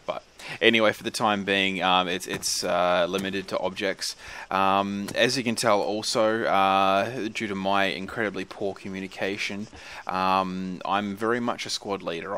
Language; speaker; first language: English; native; English